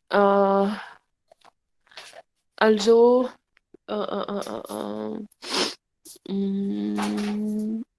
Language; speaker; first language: German; non-native, learner; Hindi